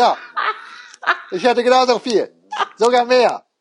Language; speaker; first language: German; non-native, fluent; English